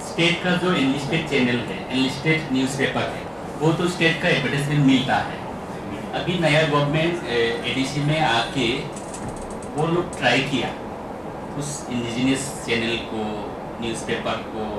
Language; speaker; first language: Hindi; non-native, local second language; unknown